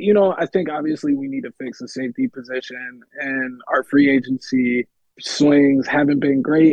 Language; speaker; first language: English; native; English